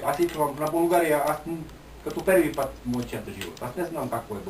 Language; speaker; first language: Bulgarian; non-native, learner; Finnish